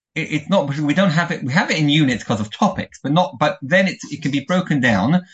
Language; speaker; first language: English; native; English